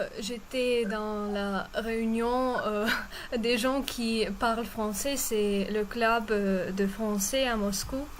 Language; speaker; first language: French; non-native, fluent; Russian